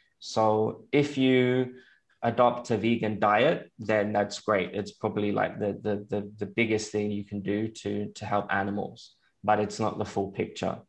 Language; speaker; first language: English; native; English